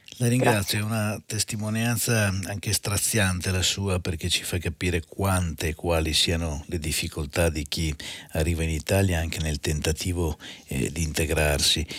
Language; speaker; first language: Italian; native; Italian